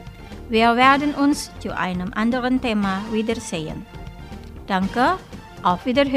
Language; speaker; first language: German; non-native, fluent; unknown